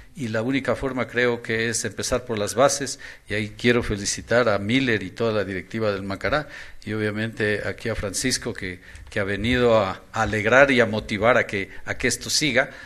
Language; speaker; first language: Spanish; native; Spanish